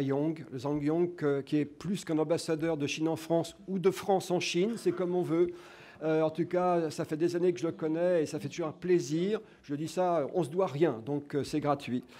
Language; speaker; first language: French; native; French